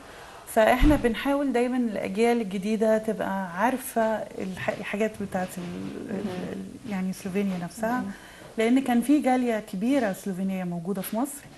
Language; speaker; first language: Arabic; native; Arabic